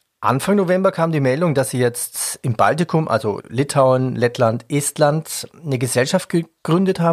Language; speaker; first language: German; native; German